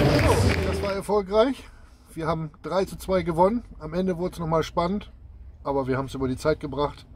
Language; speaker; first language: German; native; German